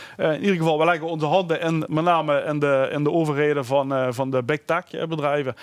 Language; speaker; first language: Dutch; native; Dutch